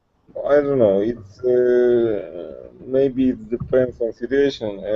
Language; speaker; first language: English; non-native, learner; Russian